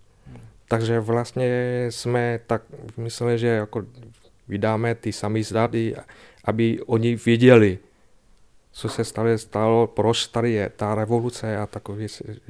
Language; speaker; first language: Czech; non-native, fluent; Vietnamese